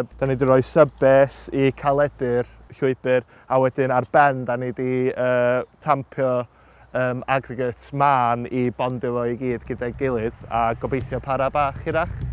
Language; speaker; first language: Welsh; native; Welsh